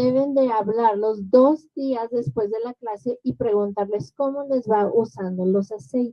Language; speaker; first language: Spanish; native; Spanish